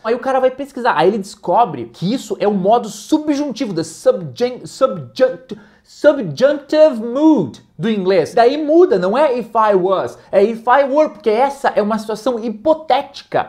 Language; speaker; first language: Portuguese; native; Portuguese